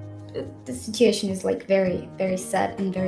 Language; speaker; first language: English; non-native, learner; Russian